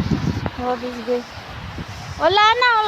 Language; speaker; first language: Filipino; non-native, local second language; Cebuano